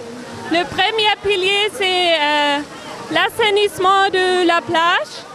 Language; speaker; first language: French; non-native, fluent; German